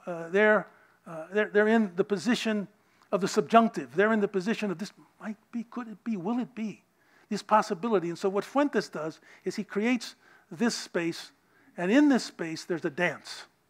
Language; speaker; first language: English; native; English